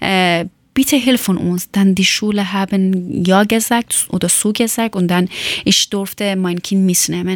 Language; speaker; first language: German; non-native, learner; Persian